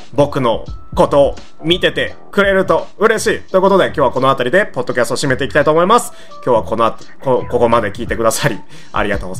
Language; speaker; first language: Japanese; native; Japanese